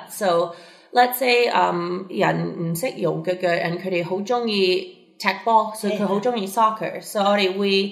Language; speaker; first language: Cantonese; early bilingual, heritage; Cantonese